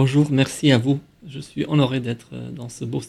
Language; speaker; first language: French; non-native, fluent; Albanian